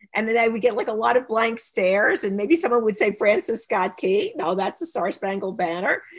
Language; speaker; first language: English; native; English